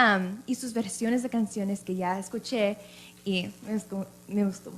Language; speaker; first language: Spanish; early bilingual, other home language; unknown